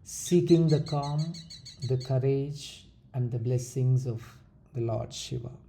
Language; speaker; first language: English; non-native, local second language; Telugu